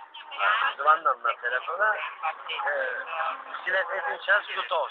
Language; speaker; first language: Bulgarian; non-native, learner; Turkish